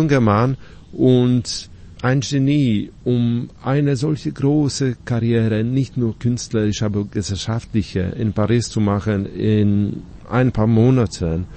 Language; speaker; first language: German; non-native, fluent; Polish